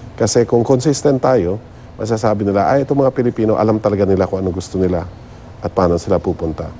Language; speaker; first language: Filipino; non-native, local second language; Cebuano